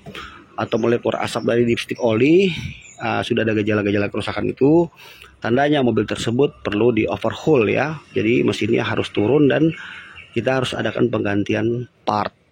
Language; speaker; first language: Indonesian; native; Indonesian